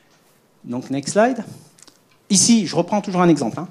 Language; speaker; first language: French; native; French